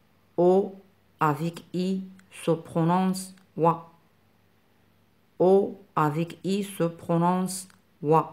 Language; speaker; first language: French; non-native, fluent; Arabic